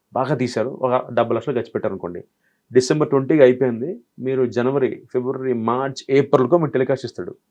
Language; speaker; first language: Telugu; native; Telugu